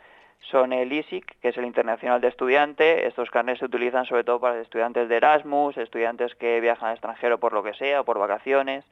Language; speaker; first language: Spanish; native; Spanish